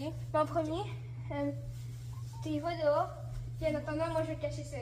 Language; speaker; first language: French; native; French